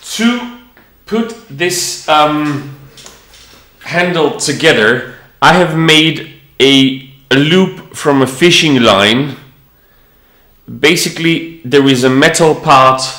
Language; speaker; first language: English; non-native, fluent; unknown